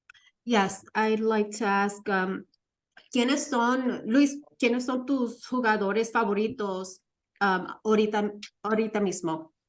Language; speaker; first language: Spanish; early bilingual, heritage; Spanish